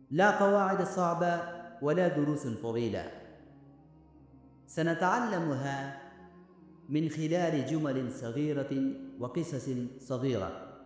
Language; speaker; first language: Arabic; non-native, fluent; Urdu